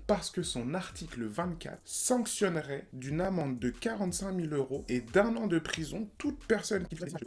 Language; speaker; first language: French; native; French